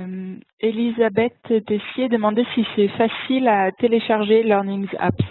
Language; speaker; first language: French; native; French